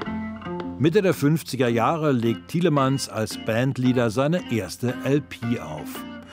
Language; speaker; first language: German; native; German